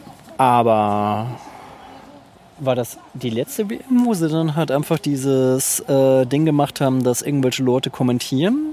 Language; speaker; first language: German; native; German